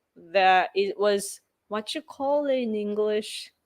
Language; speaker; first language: English; non-native, fluent; Japanese